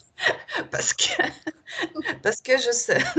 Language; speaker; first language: French; non-native, learner; Russian